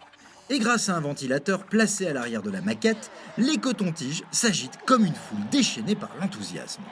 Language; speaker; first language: French; native; French